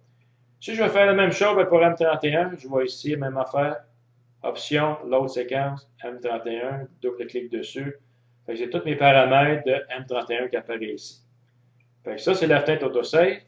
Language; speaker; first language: French; native; French